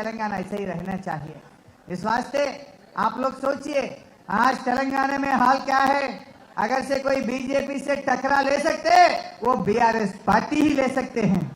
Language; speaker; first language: Hindi; non-native, local second language; Telugu